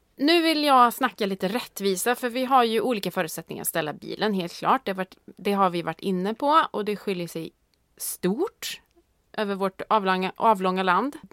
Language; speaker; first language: Swedish; native; Swedish